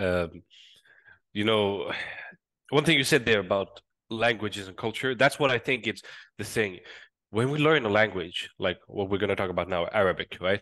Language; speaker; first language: English; non-native, fluent; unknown